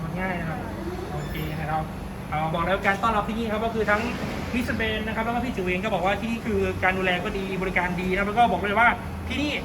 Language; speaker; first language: Thai; native; Thai